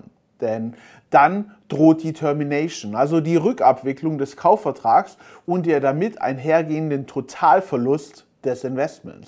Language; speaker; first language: German; native; German